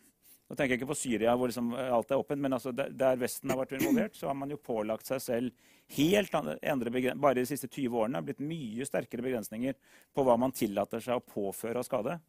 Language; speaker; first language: Norwegian; native; Norwegian